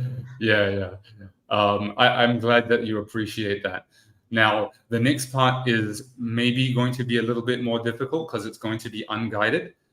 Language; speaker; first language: English; native; English